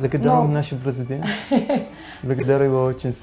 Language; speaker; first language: Russian; non-native, learner; Arabic